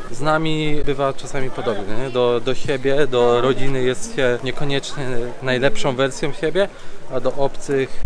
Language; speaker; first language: Polish; native; Polish